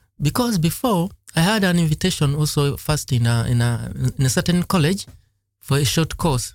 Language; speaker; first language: English; non-native, local second language; Ganda